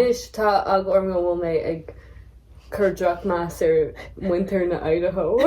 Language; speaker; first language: Irish; non-native, learner; English